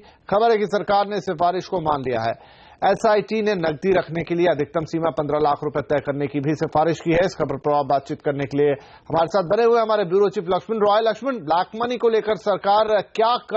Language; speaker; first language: Hindi; native; Hindi